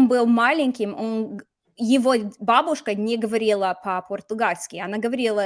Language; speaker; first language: Russian; non-native, fluent; English